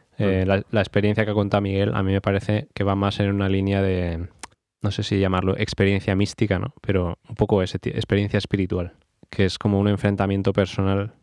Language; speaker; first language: Spanish; native; Spanish